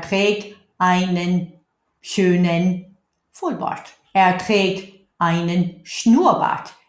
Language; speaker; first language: German; non-native, fluent; English